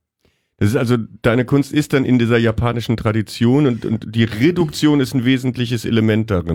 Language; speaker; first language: German; native; German